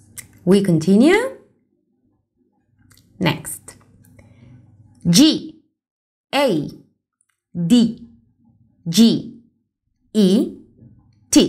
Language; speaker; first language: English; non-native, fluent; Spanish